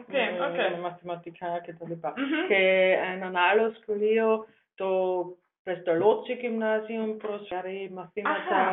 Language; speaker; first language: Greek; non-native, learner; German